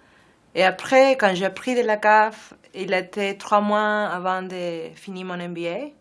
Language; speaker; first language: French; non-native, learner; Spanish